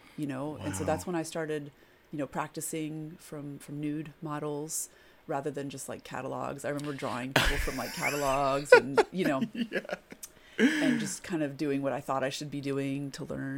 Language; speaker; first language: English; early bilingual, other home language; French